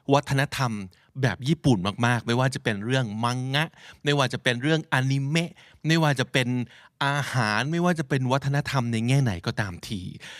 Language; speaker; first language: Thai; native; Thai